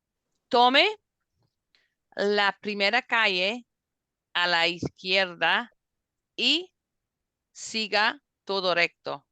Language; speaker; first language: Spanish; non-native, fluent; English